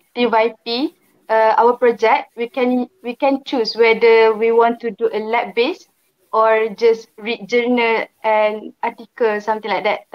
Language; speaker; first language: English; non-native, local second language; Malay